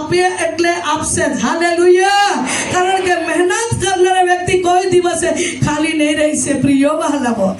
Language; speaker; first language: Gujarati; non-native, local second language; Gamit